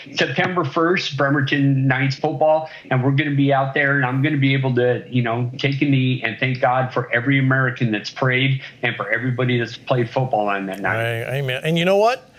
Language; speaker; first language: English; native; English